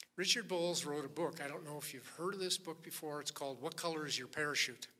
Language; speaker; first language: English; native; English